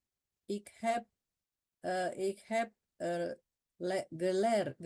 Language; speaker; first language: Dutch; non-native, learner; Indonesian